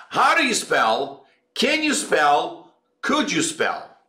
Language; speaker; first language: English; non-native, fluent; Portuguese